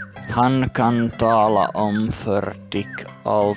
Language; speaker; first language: Swedish; non-native, learner; English